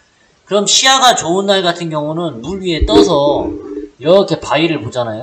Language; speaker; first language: Korean; native; Korean